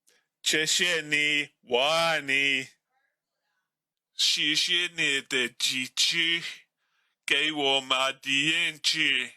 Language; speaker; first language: Chinese; non-native, learner; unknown